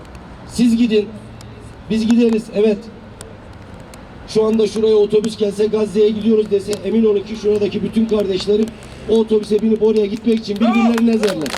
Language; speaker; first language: Turkish; native; Turkish